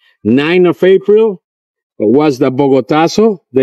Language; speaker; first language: English; non-native, fluent; Spanish